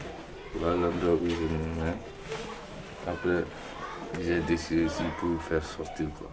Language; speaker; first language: French; non-native, local second language; Bambara